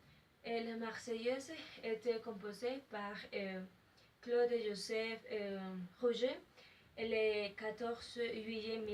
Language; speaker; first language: French; non-native, learner; Spanish